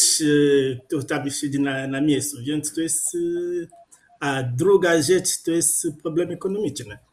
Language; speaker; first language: Polish; non-native, fluent; Lingala